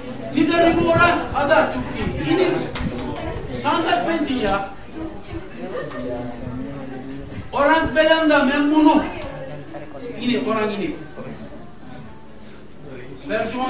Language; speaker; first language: Indonesian; non-native, learner; Turkish